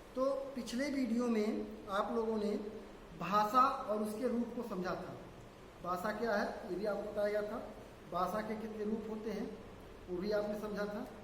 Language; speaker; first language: Hindi; native; Hindi